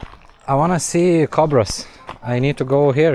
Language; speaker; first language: English; non-native, learner; Lithuanian